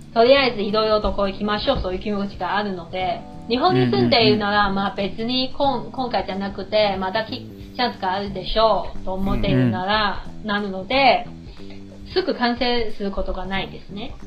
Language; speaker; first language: Japanese; non-native, fluent; Chinese